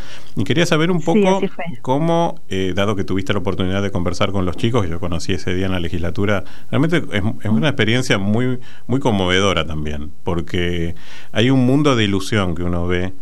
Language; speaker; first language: Spanish; native; Spanish